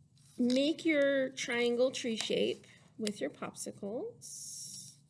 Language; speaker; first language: English; native; English